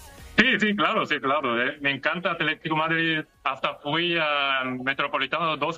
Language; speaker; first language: Spanish; non-native, fluent; Korean